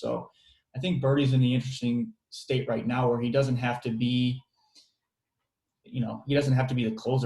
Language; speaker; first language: English; native; English